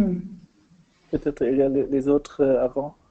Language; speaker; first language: French; non-native, learner; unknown